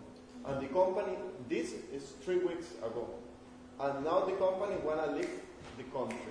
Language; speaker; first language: English; non-native, learner; Spanish